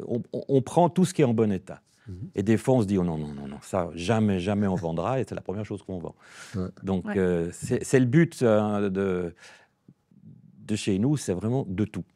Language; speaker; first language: French; native; French